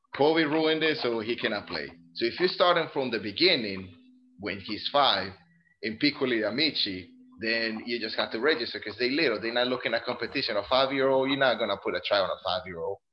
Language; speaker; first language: English; non-native, fluent; Spanish